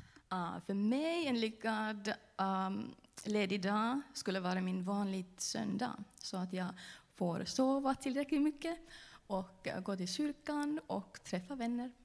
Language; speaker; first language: Swedish; non-native, fluent; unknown